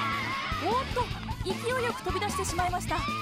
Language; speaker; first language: Japanese; native; Japanese